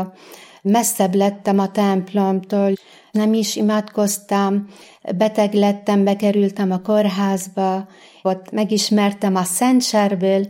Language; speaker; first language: Hungarian; non-native, learner; Arabic